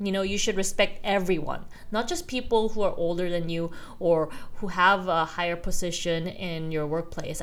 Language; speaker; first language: English; non-native, local second language; Korean